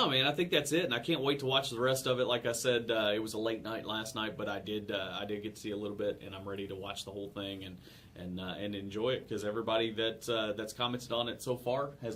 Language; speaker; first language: English; native; English